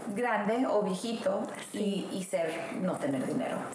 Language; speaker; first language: Spanish; native; Spanish